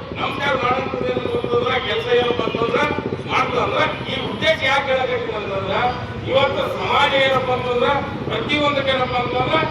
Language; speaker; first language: Kannada; non-native, local second language; Lambadi